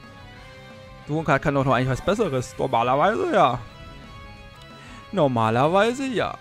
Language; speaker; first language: German; native; German